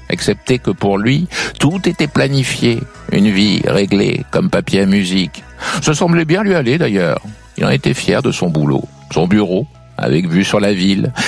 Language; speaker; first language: French; native; French